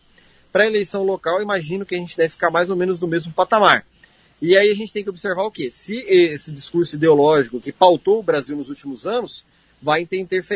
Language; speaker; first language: Portuguese; native; Portuguese